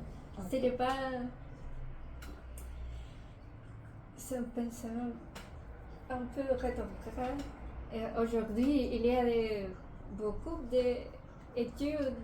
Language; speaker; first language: French; non-native, learner; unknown